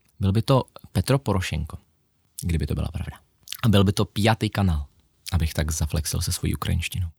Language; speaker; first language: Czech; early bilingual, other home language; Ukrainian